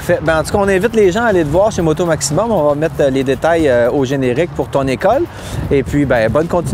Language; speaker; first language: French; native; French